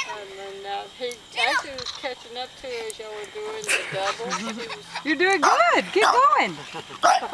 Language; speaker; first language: English; native; English